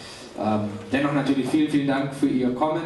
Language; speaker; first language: German; native; German